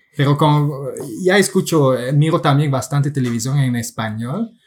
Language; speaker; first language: Spanish; non-native, fluent; French